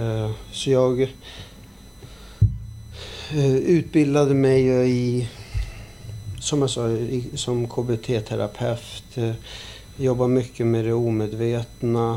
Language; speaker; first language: Swedish; early bilingual, other home language; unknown